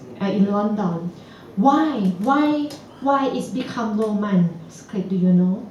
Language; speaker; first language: English; non-native, fluent; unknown